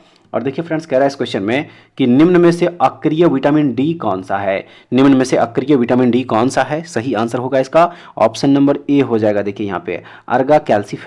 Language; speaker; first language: Hindi; native; Hindi